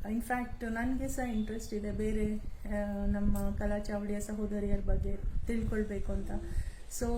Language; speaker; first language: Kannada; non-native, local second language; Kodava